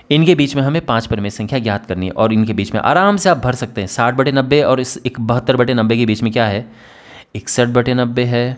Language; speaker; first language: Hindi; native; Hindi